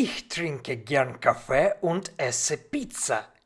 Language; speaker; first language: German; non-native, fluent; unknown